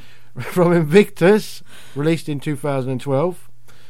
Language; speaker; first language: English; native; English